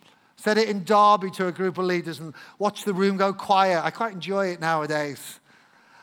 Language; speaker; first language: English; native; English